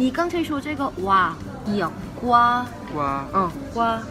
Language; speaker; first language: Chinese; non-native, learner; Korean